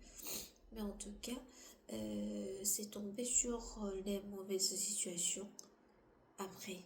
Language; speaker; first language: French; non-native, learner; Korean